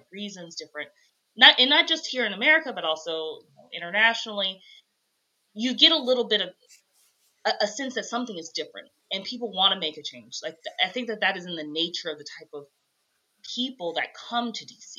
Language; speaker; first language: English; native; English